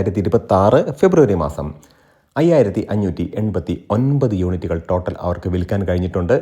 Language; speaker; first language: Malayalam; native; Malayalam